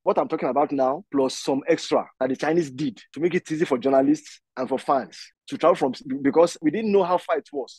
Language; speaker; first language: English; non-native, local second language; Yoruba